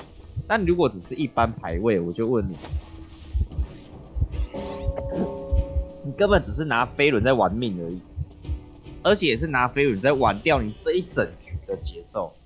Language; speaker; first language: Chinese; native; Chinese